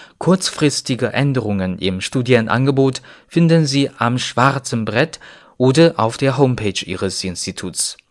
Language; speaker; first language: German; non-native, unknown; Chinese